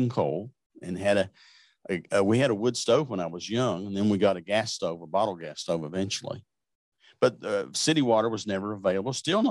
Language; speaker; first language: English; native; English